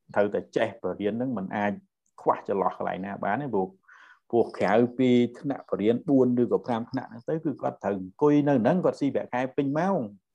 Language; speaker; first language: Khmer; native; Khmer